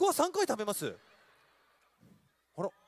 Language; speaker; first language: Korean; native; Korean